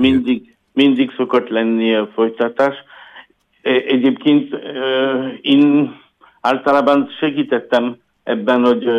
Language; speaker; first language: Hungarian; non-native, learner; French